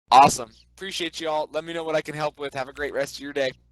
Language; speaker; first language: English; native; English